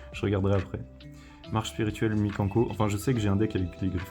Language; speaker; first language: French; native; French